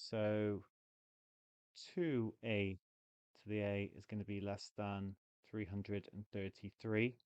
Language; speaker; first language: English; native; English